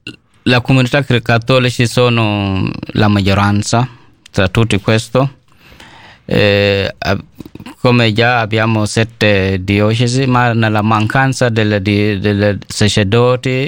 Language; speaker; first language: Italian; non-native, learner; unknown